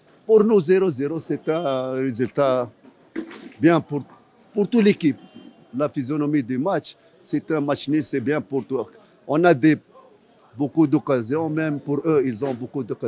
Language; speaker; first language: French; non-native, fluent; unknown